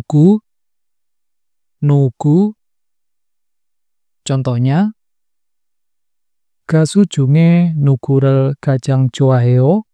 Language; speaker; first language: Korean; non-native, fluent; Indonesian